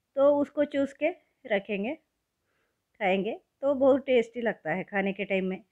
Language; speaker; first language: Hindi; non-native, local second language; Kannada